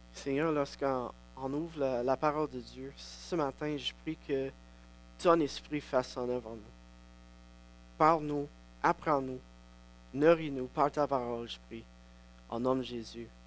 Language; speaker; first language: French; non-native, local second language; English